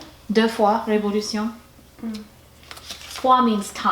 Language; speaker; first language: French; non-native, fluent; English